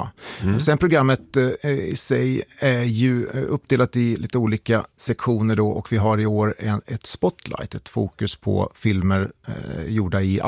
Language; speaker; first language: Swedish; native; Swedish